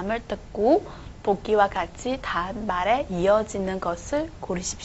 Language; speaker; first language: Korean; non-native, fluent; Chinese